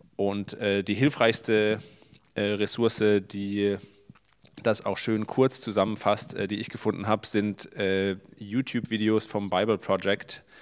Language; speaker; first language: German; native; German